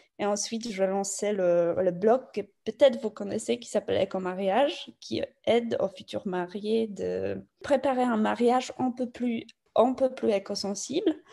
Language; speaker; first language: French; non-native, fluent; Polish